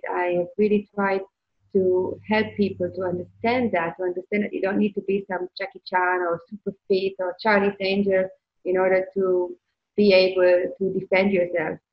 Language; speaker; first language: English; non-native, fluent; Hebrew